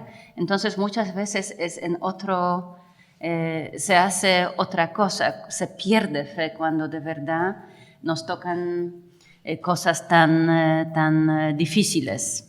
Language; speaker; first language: Spanish; non-native, fluent; Polish